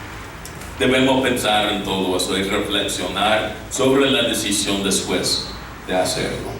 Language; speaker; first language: Spanish; non-native, fluent; English